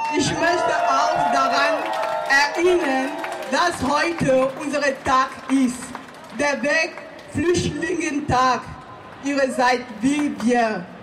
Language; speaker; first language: German; non-native, learner; French